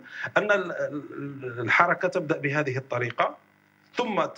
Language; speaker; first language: Arabic; native; Arabic